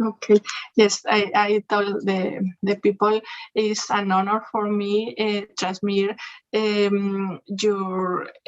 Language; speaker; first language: English; non-native, learner; Spanish